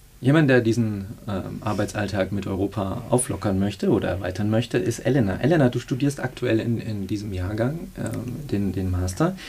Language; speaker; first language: German; native; German